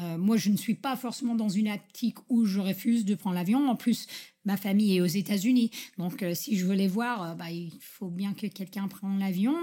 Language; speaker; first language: French; non-native, fluent; English